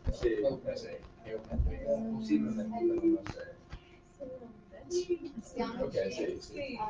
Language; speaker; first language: Spanish; non-native, learner; English